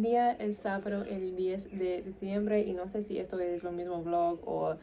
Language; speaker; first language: Spanish; non-native, learner; English